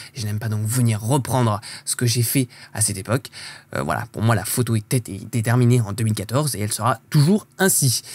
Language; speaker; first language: French; native; French